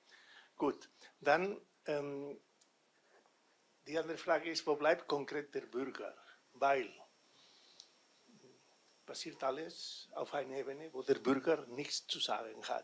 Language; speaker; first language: German; non-native, fluent; Catalan